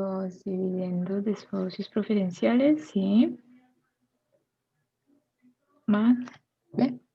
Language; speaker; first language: Spanish; native; Spanish